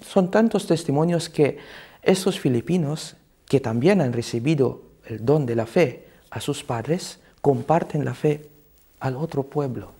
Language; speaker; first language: Spanish; non-native, fluent; Cebuano